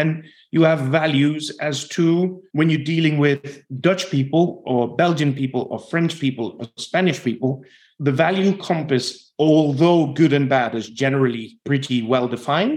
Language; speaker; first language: English; non-native, fluent; Dutch